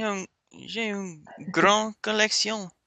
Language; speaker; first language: French; non-native, learner; English